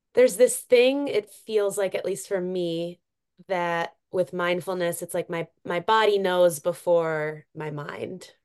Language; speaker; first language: English; native; English